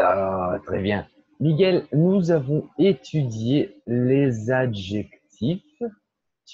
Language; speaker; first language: French; non-native, fluent; Portuguese